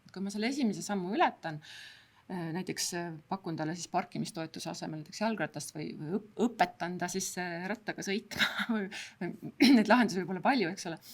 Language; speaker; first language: Estonian; native; Estonian